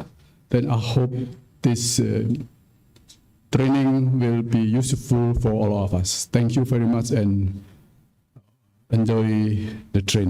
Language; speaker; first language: English; non-native, fluent; Indonesian